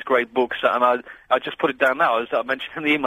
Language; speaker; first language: English; native; English